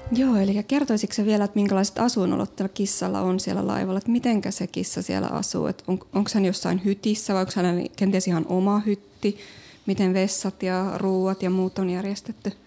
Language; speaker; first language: Finnish; native; Finnish